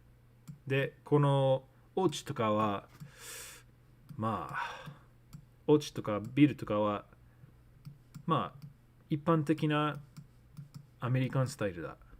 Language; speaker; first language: Japanese; non-native, learner; English